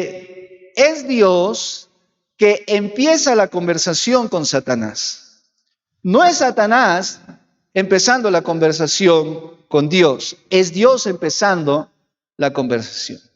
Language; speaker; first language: Spanish; native; Spanish